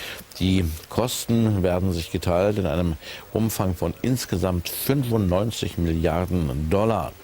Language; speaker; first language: German; native; German